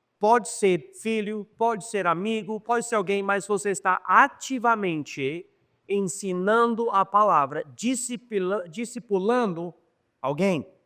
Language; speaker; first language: Portuguese; non-native, fluent; English